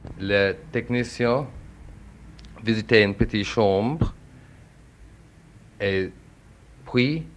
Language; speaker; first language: French; non-native, learner; English